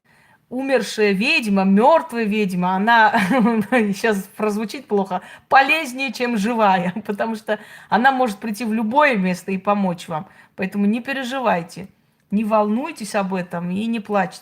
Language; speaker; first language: Russian; native; Russian